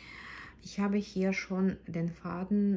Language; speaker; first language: German; non-native, fluent; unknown